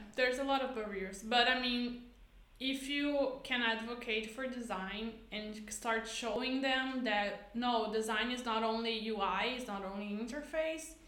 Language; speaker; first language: English; non-native, fluent; Portuguese